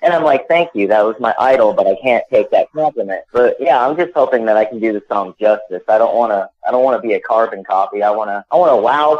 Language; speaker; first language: English; native; English